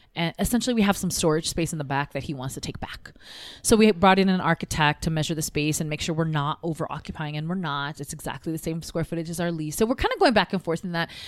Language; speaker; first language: English; early bilingual, other home language; Tigrinya